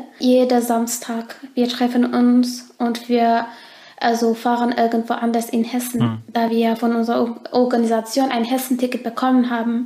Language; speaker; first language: German; non-native, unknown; Turkish